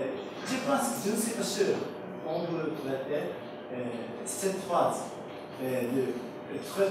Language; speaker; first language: French; non-native, learner; Japanese